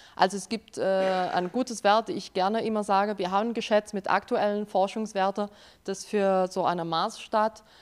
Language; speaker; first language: German; non-native, fluent; Spanish